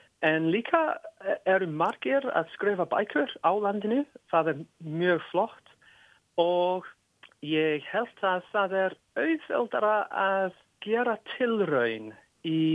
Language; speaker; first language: Icelandic; non-native, fluent; English